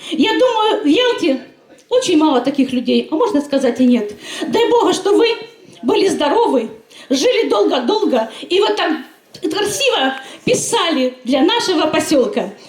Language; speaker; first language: Russian; native; Russian